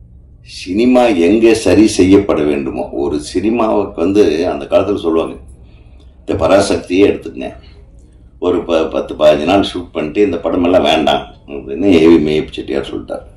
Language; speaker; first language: Tamil; native; Tamil